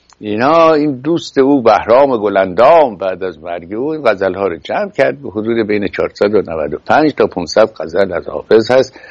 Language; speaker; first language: Persian; native; Persian